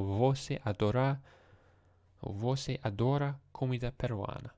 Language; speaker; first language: Portuguese; non-native, learner; English